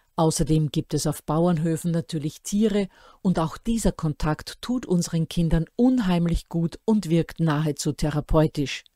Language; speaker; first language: German; native; German